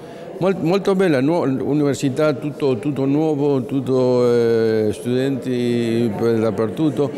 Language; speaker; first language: Italian; non-native, learner; Spanish